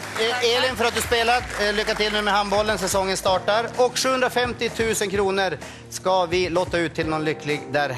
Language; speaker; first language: Swedish; native; Swedish